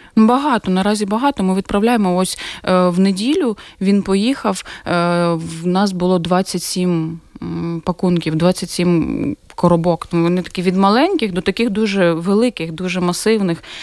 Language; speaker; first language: Ukrainian; native; Ukrainian